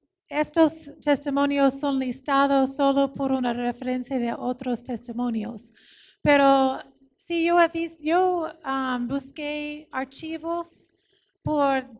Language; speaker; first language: Spanish; non-native, fluent; English